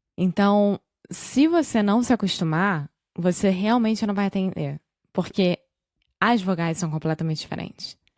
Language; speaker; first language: Portuguese; native; Portuguese